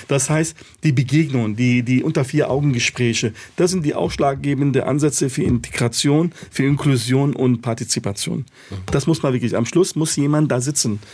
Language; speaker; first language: German; early bilingual, other home language; Arabic